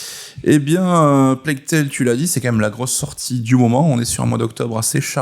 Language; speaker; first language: French; native; French